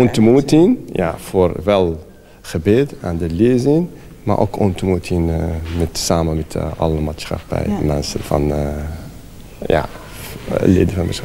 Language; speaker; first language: Dutch; non-native, fluent; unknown